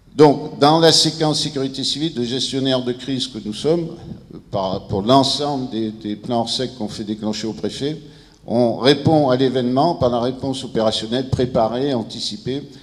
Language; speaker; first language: French; native; French